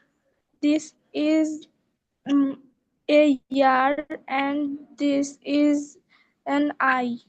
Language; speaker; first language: English; non-native, learner; Bangla